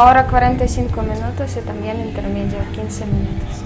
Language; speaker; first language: Spanish; non-native, fluent; Russian